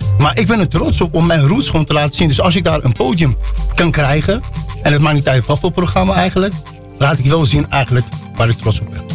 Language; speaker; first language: Dutch; early bilingual, other home language; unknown